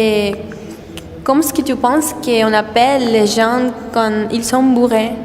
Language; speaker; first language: French; non-native, learner; Spanish